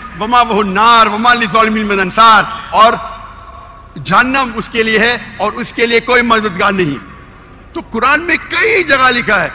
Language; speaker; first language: Urdu; non-native, local second language; Konkani